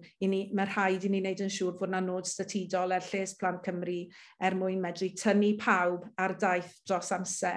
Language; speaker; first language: Welsh; native; Welsh